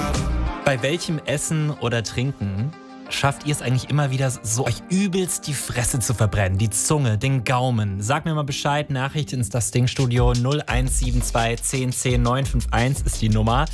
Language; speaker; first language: German; native; German